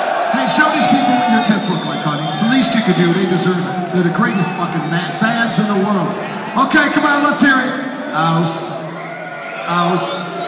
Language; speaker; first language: English; native; English